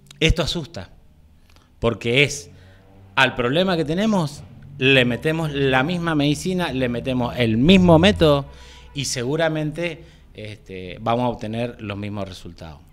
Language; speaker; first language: Spanish; native; Spanish